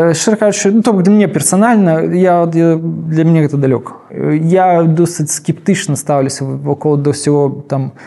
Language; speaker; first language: Belarusian; non-native, local second language; Russian